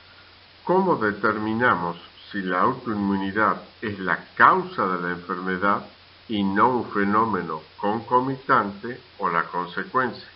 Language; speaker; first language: Spanish; native; Spanish